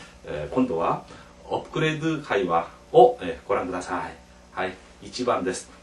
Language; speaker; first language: Japanese; non-native, fluent; Korean